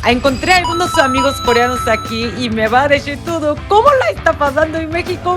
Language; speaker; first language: Spanish; non-native, fluent; Korean